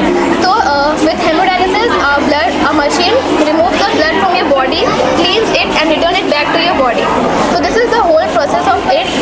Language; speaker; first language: English; non-native, learner; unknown